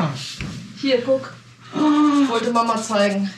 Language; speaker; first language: German; native; German